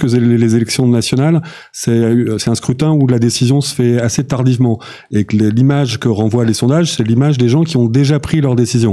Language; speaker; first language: French; native; French